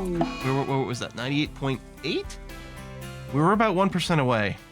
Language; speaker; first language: English; native; English